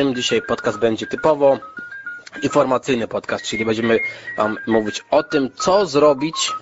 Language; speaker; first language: Polish; native; Polish